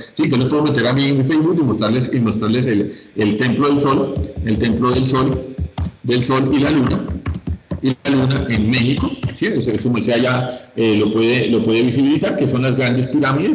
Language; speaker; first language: Spanish; native; Spanish